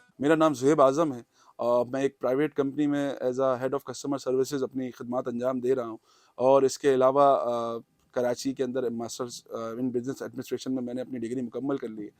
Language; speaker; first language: Urdu; native; Urdu